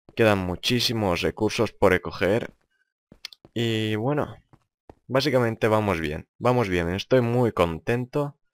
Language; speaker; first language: Spanish; non-native, fluent; Lithuanian